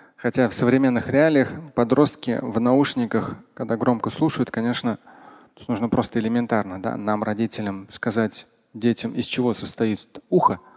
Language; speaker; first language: Russian; non-native, local second language; Tatar